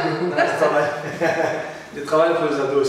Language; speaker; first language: French; non-native, learner; Portuguese